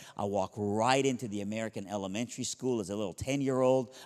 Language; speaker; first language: English; early bilingual, other home language; Persian